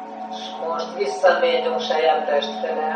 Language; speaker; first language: Hungarian; non-native, learner; Russian